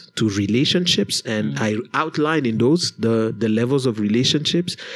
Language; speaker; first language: English; non-native, local second language; Kinyarwanda